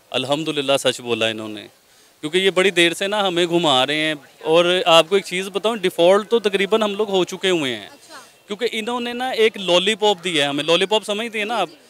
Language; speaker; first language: Urdu; non-native, local second language; Punjabi